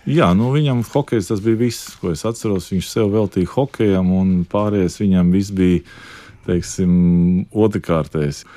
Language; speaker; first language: Latvian; native; Latvian